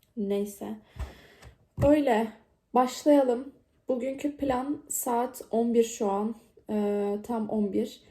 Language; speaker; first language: Turkish; native; Turkish